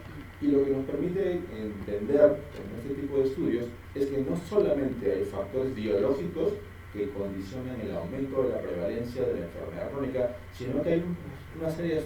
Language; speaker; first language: Spanish; native; Spanish